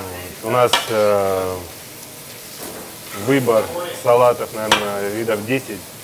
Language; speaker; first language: Russian; native; Russian